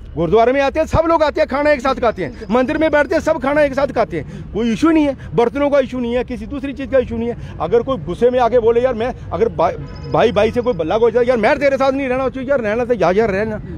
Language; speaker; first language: Hindi; native; Hindi